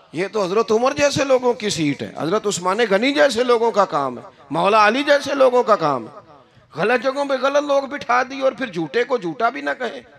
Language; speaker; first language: Urdu; non-native, local second language; Punjabi